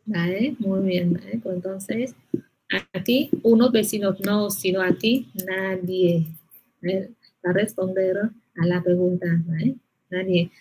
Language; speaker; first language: Spanish; non-native, fluent; Vietnamese